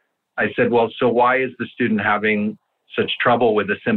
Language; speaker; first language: English; early bilingual, other home language; Italian